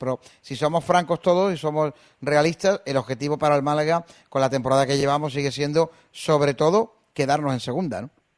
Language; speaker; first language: Spanish; native; Spanish